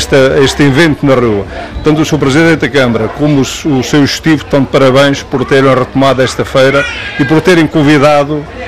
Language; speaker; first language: Portuguese; native; Portuguese